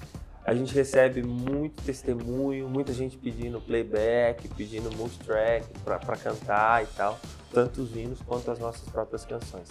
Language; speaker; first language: Portuguese; native; Portuguese